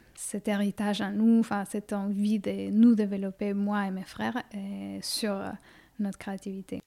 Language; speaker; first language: French; non-native, fluent; Spanish